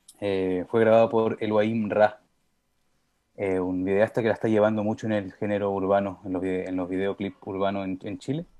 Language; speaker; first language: Spanish; early bilingual, heritage; Spanish